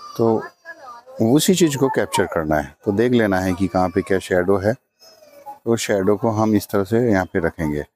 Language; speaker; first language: Hindi; non-native, local second language; Bangla